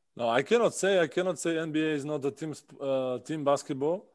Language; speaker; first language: English; non-native, fluent; Czech